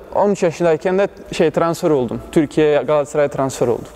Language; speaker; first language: Turkish; early bilingual, other home language; Bosnian